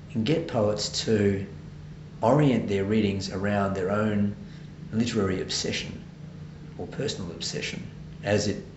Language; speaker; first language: English; native; English